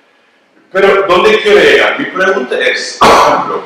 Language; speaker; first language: Spanish; non-native, learner; Turkish